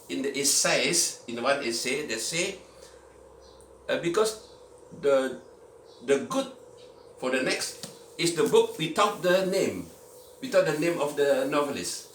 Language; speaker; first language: English; non-native, learner; Indonesian